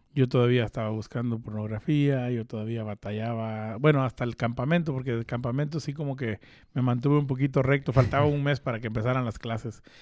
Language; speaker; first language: Spanish; early bilingual, heritage; Spanish